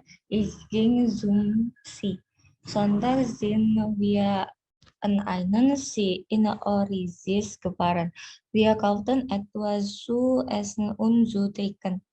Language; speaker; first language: German; non-native, learner; Indonesian